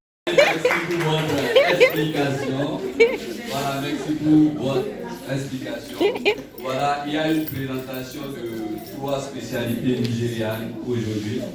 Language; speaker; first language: French; non-native, fluent; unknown